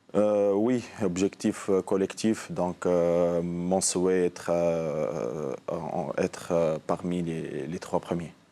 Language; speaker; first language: French; non-native, local second language; Arabic